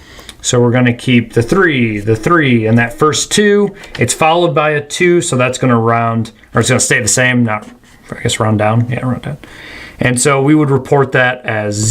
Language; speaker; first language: English; native; English